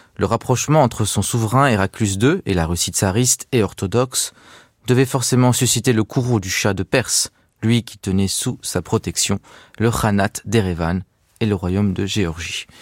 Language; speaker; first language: French; native; French